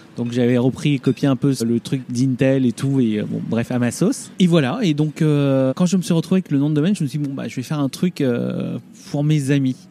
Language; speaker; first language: French; early bilingual, other home language; Vietnamese